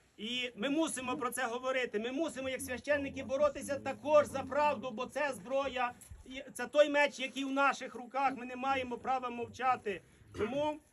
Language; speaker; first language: Ukrainian; native; Ukrainian